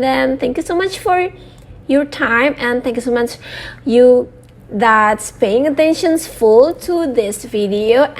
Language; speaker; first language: English; non-native, learner; Indonesian